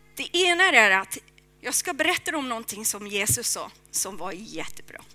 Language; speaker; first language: Swedish; non-native, fluent; English